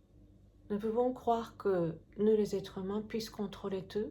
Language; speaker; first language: French; non-native, fluent; Japanese